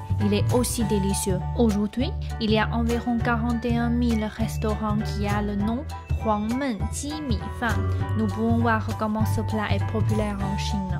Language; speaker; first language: French; non-native, fluent; Chinese